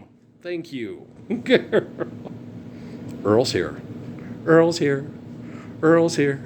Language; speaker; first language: English; native; English